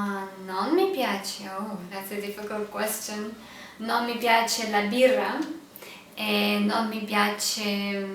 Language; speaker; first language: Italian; non-native, learner; Russian